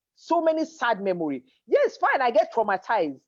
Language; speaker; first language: English; non-native, local second language; Yoruba